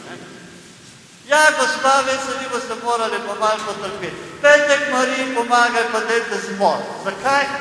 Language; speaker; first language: Slovenian; native; Slovenian